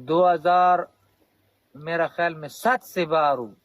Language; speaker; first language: Hindi; non-native, fluent; Pashto